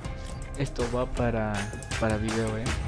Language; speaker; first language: Spanish; native; Spanish